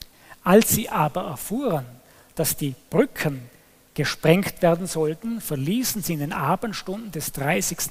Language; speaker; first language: German; native; German